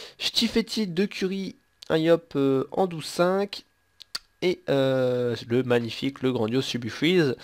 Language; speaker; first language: French; native; French